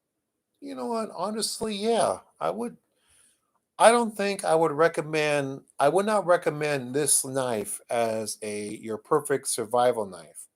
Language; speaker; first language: English; native; English